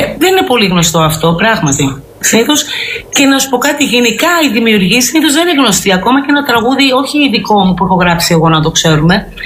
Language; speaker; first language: Greek; early bilingual, heritage; Greek